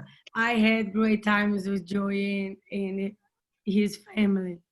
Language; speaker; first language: English; non-native, learner; Portuguese